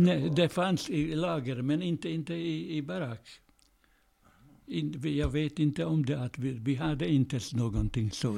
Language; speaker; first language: Swedish; non-native, fluent; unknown